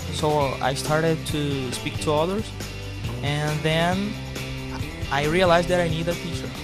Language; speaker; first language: English; non-native, fluent; Portuguese